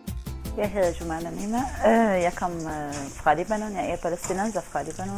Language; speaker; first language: Danish; non-native, fluent; Arabic